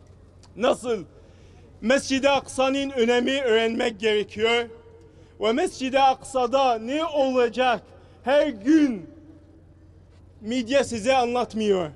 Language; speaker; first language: Turkish; non-native, fluent; Arabic